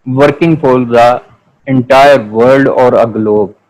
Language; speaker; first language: English; non-native, local second language; Urdu